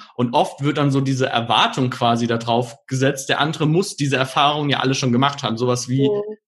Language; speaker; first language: German; native; German